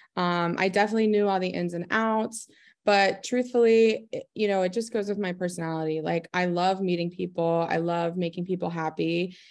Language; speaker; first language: English; native; English